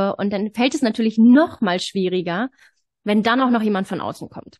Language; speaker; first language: German; native; German